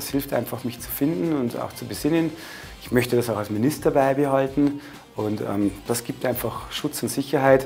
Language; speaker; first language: German; native; German